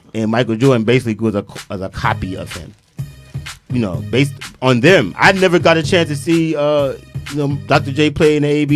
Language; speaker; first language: English; native; English